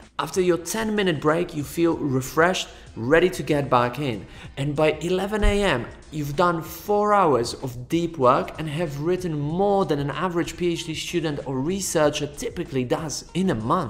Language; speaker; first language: English; non-native, fluent; Polish